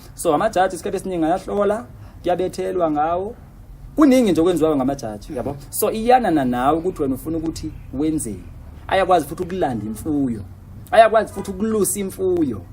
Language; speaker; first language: Zulu; native; Zulu